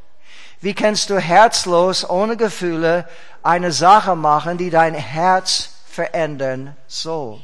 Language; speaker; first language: German; non-native, fluent; English